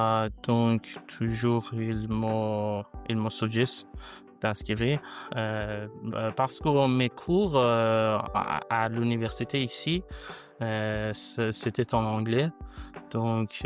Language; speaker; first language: French; non-native, learner; Persian